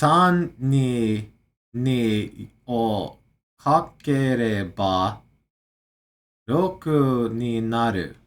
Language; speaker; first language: Japanese; non-native, learner; English